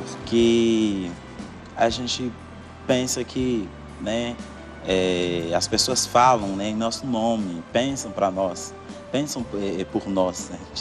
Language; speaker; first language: Portuguese; non-native, fluent; Haitian Creole